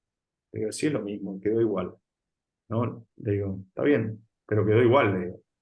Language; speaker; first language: Spanish; native; Spanish